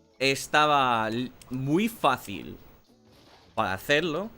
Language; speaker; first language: Spanish; non-native, learner; English